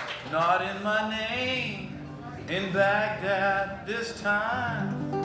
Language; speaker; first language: English; native; English